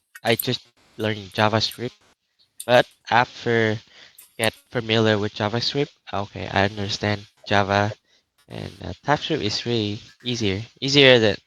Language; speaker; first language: English; non-native, learner; Vietnamese